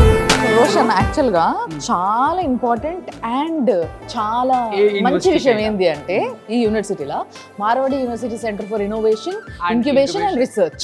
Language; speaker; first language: Telugu; native; Telugu